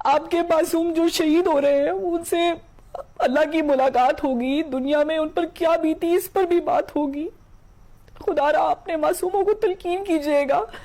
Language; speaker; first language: Urdu; native; Urdu